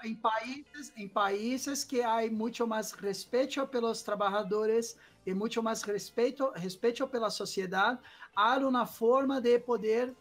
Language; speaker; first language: Spanish; non-native, fluent; Portuguese